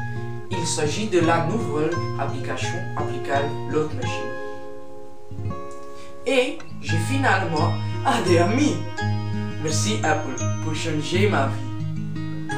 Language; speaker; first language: French; non-native, learner; English